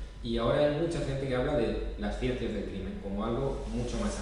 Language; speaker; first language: Spanish; native; Spanish